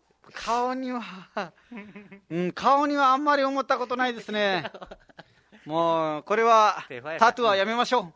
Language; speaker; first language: Japanese; non-native, fluent; Nepali